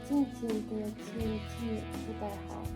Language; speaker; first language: Chinese; non-native, learner; Russian